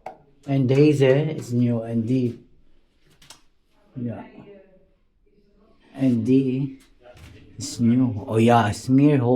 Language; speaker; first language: Dutch; non-native, learner; Filipino